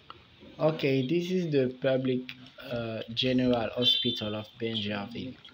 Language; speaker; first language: English; non-native, fluent; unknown